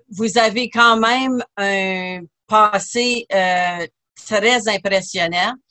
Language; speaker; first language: French; native; French